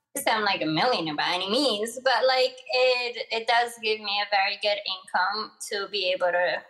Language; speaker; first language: English; early bilingual, other home language; Arabic